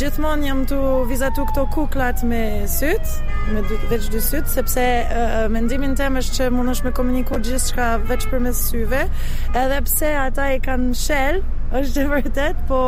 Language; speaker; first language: Albanian; non-native, fluent; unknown